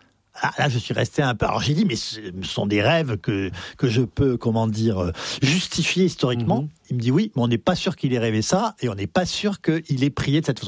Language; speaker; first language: French; native; French